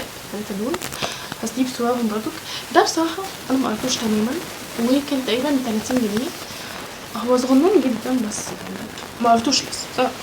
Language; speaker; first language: Arabic; native; Arabic